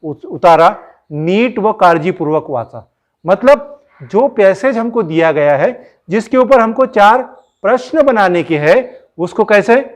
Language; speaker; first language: Hindi; non-native, local second language; Marathi